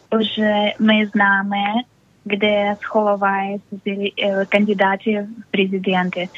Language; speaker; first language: Czech; non-native, learner; Russian